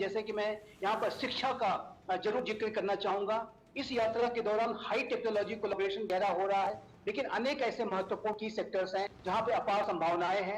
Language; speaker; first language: Hindi; native; Hindi